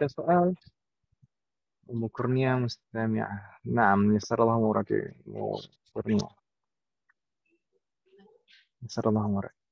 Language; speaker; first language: Arabic; non-native, fluent; Indonesian